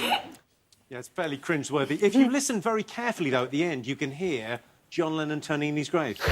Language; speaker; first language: English; native; English